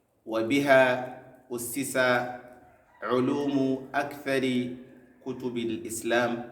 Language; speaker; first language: Arabic; non-native, fluent; Hausa